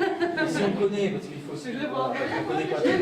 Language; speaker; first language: French; native; French